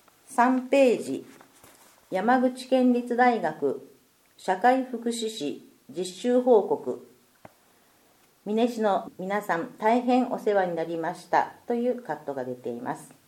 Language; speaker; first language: Japanese; native; Japanese